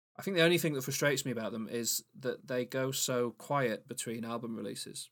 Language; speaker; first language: English; native; English